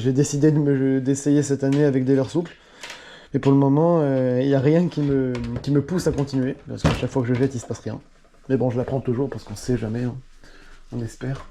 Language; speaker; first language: French; native; French